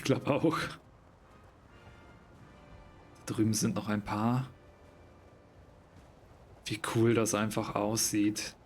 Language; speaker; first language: German; native; German